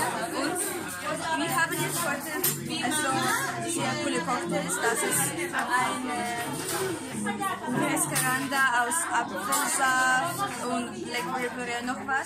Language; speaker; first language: German; non-native, fluent; Russian